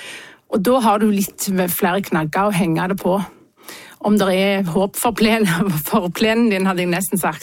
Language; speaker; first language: Norwegian; native; Norwegian